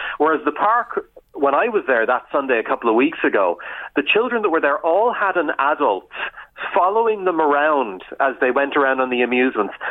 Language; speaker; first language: English; native; English